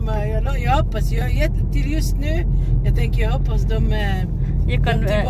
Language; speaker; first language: Swedish; non-native, learner; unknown